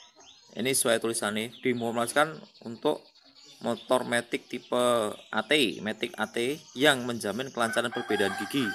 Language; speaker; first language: Indonesian; native; Indonesian